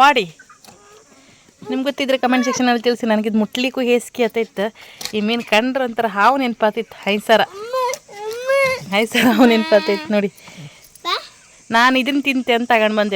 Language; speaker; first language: Kannada; native; Kannada